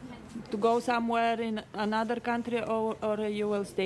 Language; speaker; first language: English; non-native, fluent; Bulgarian